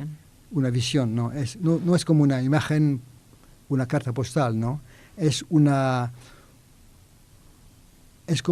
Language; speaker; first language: Spanish; non-native, learner; French